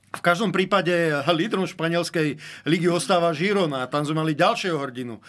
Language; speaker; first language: Slovak; native; Slovak